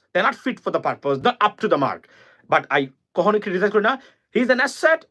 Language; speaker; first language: English; non-native, local second language; Bangla